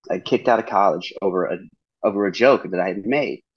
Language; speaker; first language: English; native; English